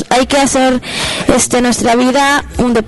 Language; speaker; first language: Spanish; native; Spanish